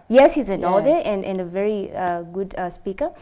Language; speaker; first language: English; non-native, local second language; Kikuyu